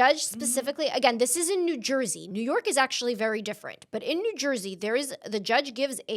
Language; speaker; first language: English; native; English